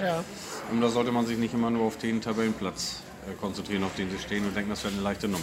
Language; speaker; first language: German; native; German